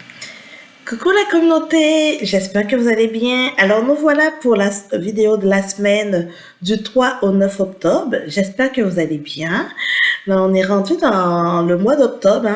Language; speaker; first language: French; native; French